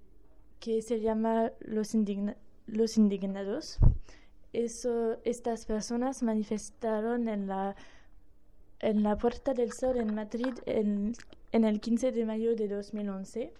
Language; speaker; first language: Spanish; non-native, learner; French